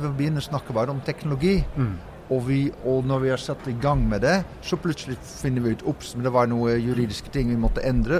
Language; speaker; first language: Norwegian; non-native, fluent; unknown